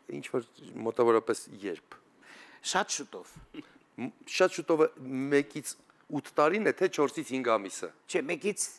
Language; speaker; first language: Armenian; native; Armenian